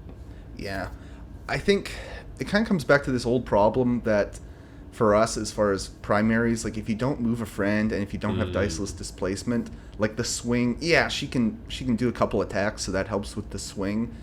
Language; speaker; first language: English; native; English